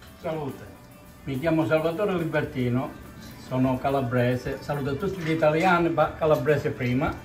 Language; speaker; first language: Italian; native; Italian